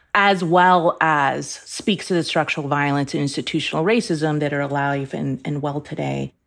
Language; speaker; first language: English; early bilingual, other home language; Persian